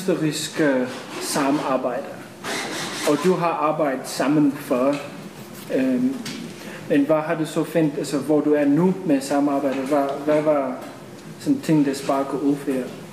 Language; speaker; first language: Danish; non-native, fluent; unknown